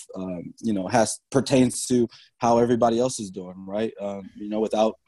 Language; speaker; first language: English; native; English